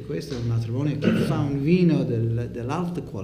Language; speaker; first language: Italian; non-native, learner; English